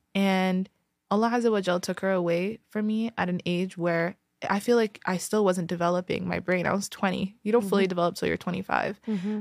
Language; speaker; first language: English; early bilingual, other home language; Tigrinya